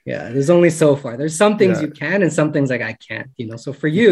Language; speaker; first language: English; native; English